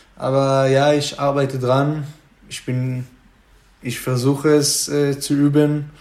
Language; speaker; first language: German; non-native, fluent; Hebrew